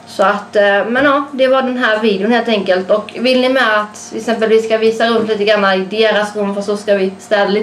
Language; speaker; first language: Swedish; native; Swedish